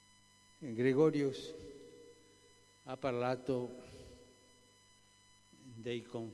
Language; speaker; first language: Italian; early bilingual, heritage; Spanish